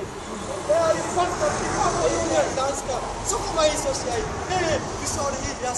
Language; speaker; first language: Danish; non-native, fluent; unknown